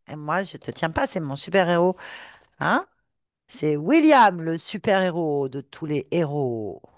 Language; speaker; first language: French; native; French